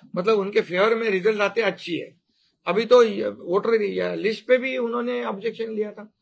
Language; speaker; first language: Hindi; non-native, local second language; Marathi